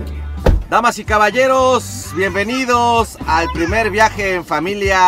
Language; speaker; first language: Spanish; native; Spanish